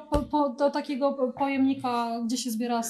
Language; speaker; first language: Polish; native; Polish